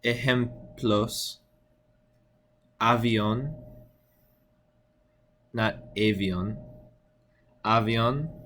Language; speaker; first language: Spanish; non-native, learner; English